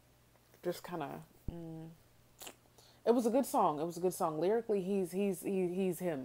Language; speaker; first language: English; native; English